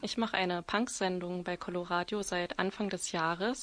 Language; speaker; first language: German; native; German